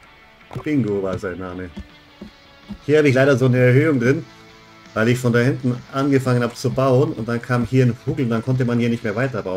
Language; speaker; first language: German; native; German